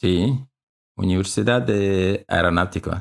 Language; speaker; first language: Spanish; non-native, learner; Russian